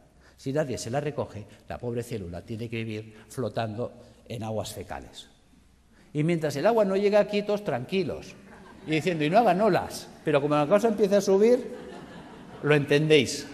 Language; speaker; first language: Spanish; native; Spanish